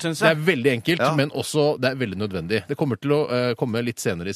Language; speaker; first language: Norwegian; native; Norwegian